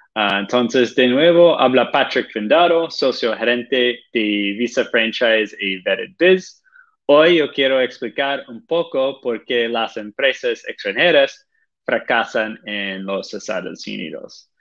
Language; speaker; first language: Spanish; non-native, fluent; Portuguese